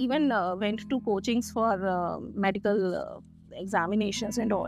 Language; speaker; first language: English; non-native, local second language; Hindi